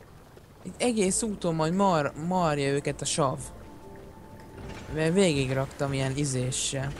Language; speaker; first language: Hungarian; native; Hungarian